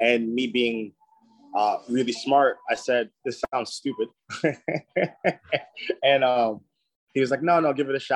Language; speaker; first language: English; native; English